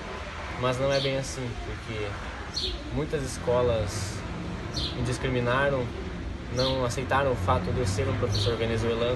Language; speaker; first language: Portuguese; non-native, fluent; Spanish